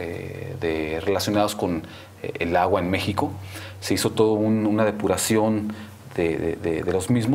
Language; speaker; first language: Spanish; native; Spanish